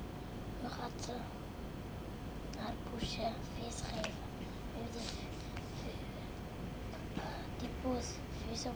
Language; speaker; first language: Dutch; early bilingual, other home language; Arabic